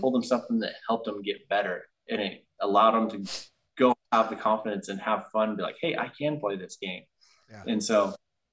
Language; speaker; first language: English; native; English